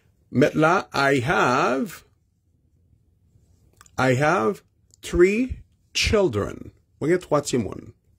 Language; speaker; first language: English; non-native, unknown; Haitian Creole